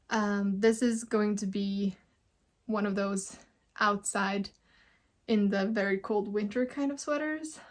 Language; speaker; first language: English; non-native, fluent; Norwegian